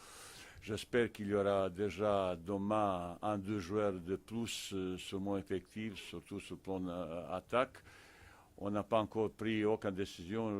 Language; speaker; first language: French; non-native, fluent; Bosnian